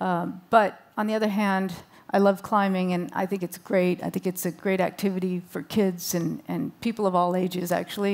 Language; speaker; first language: English; native; English